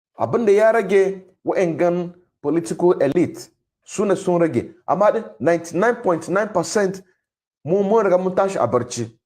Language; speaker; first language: Hausa; non-native, local second language; Igbo